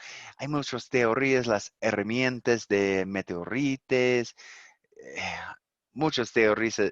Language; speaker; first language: Spanish; non-native, learner; English